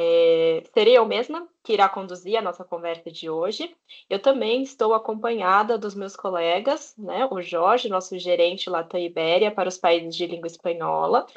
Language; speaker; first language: Portuguese; native; Portuguese